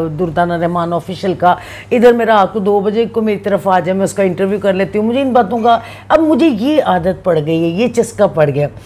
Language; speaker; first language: Urdu; non-native, local second language; Punjabi